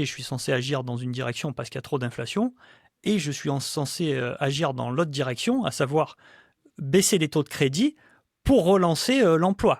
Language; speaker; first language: French; native; French